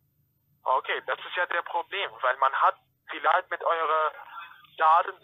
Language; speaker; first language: German; non-native, fluent; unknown